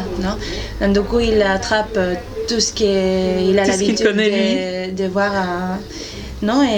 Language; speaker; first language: French; non-native, fluent; Spanish